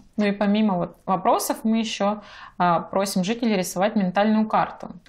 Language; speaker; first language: Russian; native; Russian